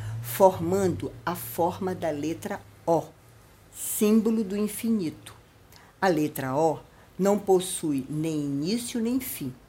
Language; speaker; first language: Portuguese; native; Portuguese